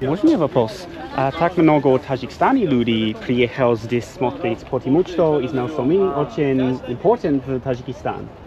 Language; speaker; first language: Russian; non-native, learner; English